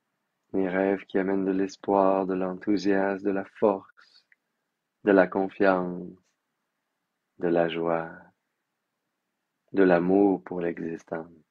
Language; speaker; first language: French; native; French